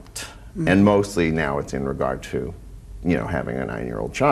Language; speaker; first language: English; native; English